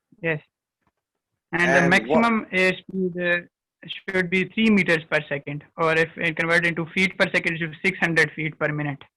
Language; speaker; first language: English; non-native, local second language; Urdu